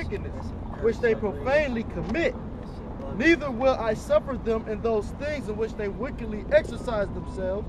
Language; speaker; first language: English; native; English